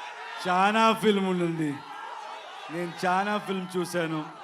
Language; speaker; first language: Telugu; non-native, learner; Kannada